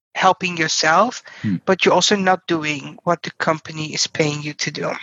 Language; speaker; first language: English; non-native, fluent; Dutch